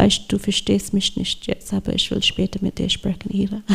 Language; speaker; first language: German; non-native, fluent; English